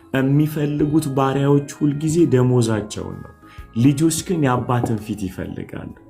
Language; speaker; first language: Amharic; non-native, fluent; Somali